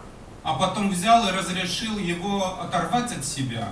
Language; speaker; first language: Polish; non-native, learner; Russian